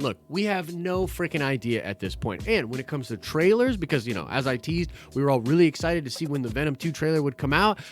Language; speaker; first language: English; native; English